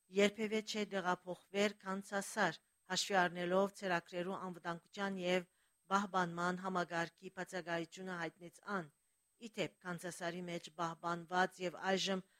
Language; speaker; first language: Armenian; early bilingual, heritage; Armenian